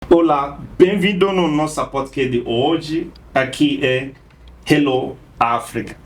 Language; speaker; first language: Portuguese; non-native, fluent; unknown